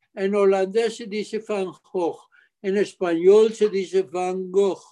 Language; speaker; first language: Spanish; non-native, fluent; Dutch